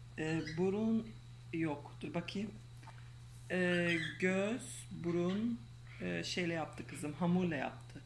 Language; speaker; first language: Turkish; native; Turkish